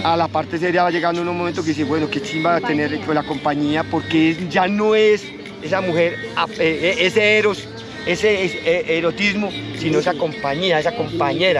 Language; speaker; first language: Spanish; native; Spanish